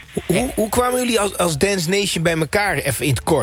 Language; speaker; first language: Dutch; native; Dutch